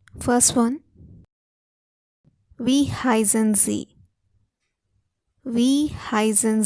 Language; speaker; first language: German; non-native, fluent; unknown